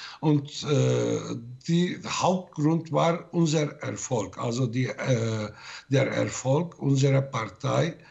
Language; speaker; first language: German; non-native, fluent; Turkish